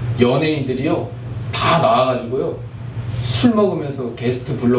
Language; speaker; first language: Korean; native; Korean